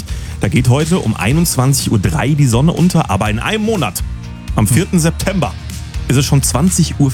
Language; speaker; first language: German; native; German